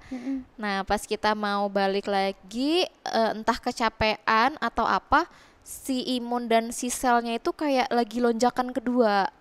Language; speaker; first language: Indonesian; native; Indonesian